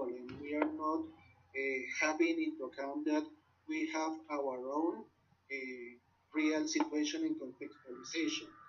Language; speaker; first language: English; non-native, learner; Spanish